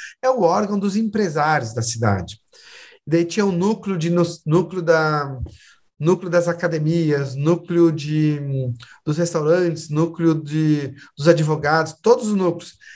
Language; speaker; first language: Portuguese; native; Portuguese